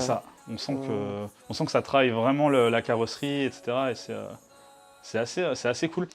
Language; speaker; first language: French; native; French